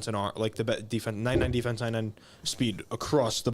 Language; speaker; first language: English; native; English